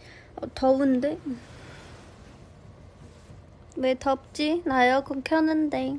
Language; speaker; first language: Korean; non-native, fluent; Chinese